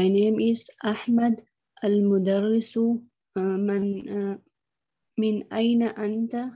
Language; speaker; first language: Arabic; non-native, learner; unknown